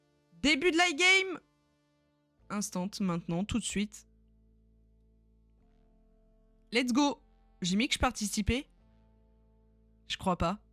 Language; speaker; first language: French; native; French